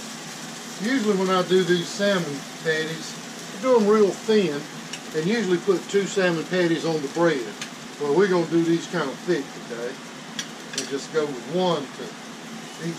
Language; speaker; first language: English; native; English